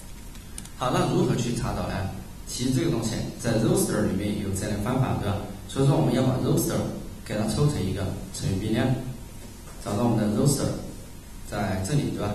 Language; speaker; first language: Chinese; native; Chinese